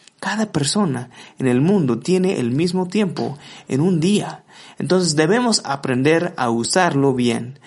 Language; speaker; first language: Spanish; non-native, fluent; English